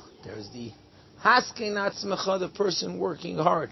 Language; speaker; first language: English; native; English